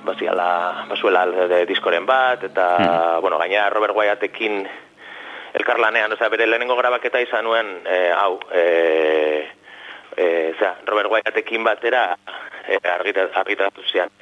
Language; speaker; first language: Basque; native; Basque